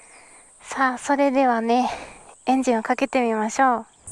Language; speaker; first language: Japanese; native; Japanese